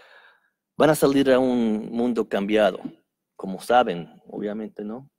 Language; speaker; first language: Spanish; non-native, fluent; English